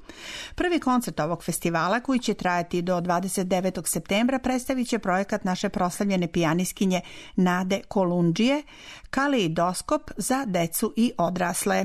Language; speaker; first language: Serbian; native; Serbian